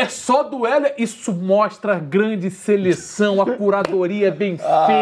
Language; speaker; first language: Portuguese; native; Portuguese